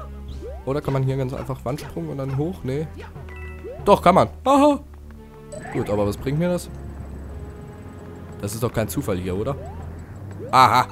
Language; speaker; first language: German; native; German